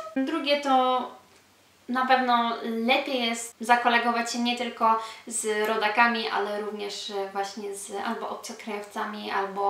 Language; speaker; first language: Polish; early bilingual, heritage; Polish